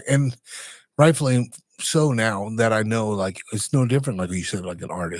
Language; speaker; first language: English; native; English